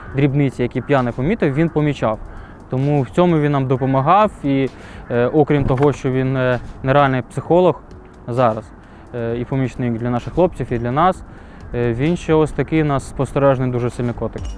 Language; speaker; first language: Ukrainian; native; Ukrainian